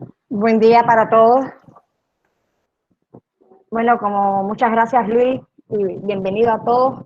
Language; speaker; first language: Spanish; native; Spanish